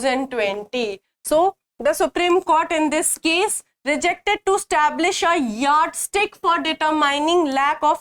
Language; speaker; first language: English; non-native, local second language; Hindi